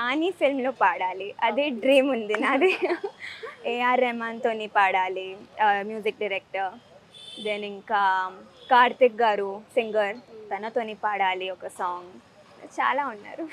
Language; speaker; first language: Telugu; early bilingual, heritage; Telugu